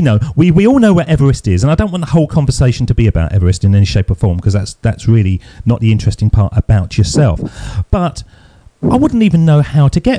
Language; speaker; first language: English; native; English